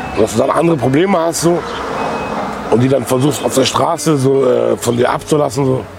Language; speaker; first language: German; early bilingual, other home language; Arabic